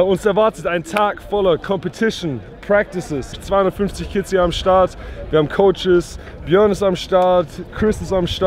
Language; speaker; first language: German; native; German